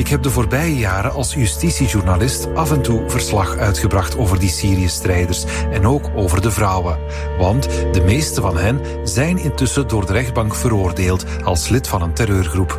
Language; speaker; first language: Dutch; native; Dutch